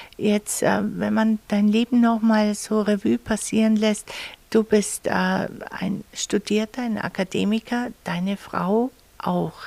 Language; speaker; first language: German; native; German